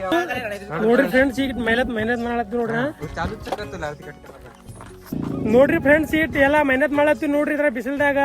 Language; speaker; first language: Kannada; native; Kannada